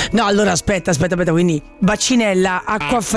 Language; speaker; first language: Italian; native; Italian